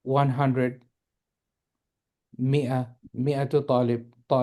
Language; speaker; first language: Arabic; non-native, fluent; English